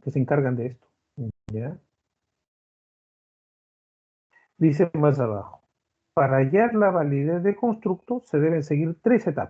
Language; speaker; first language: Spanish; native; Spanish